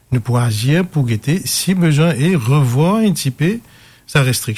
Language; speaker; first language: French; non-native, local second language; Morisyen